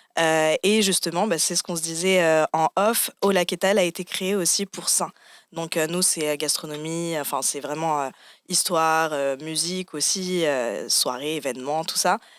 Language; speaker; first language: French; native; French